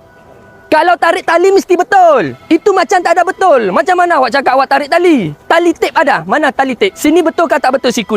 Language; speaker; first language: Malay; non-native, local second language; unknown